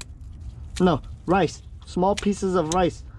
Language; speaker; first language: English; native; English